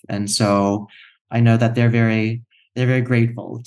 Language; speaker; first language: English; native; English